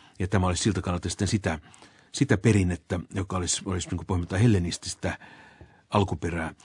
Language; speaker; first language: Finnish; native; Finnish